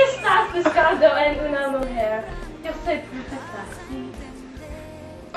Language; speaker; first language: Spanish; non-native, learner; English